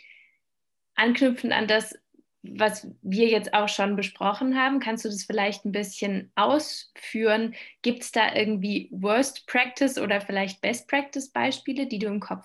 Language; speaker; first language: German; native; German